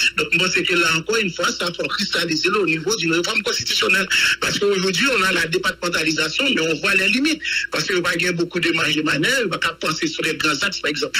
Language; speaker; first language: French; non-native, local second language; Haitian Creole